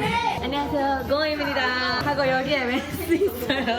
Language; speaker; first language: Korean; non-native, learner; Chinese